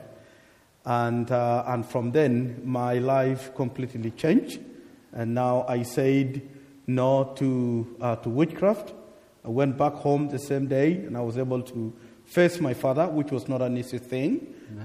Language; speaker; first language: English; non-native, local second language; Masai